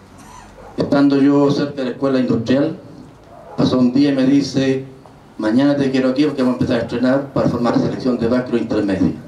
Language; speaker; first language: Spanish; native; Spanish